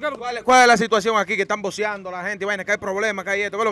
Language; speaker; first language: Spanish; native; Spanish